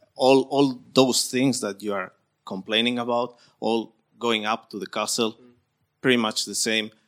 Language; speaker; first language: English; non-native, fluent; Spanish